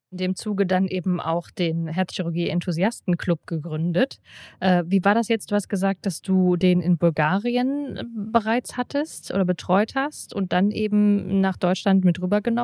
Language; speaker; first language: German; native; German